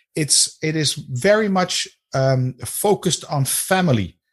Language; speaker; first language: English; non-native, fluent; Dutch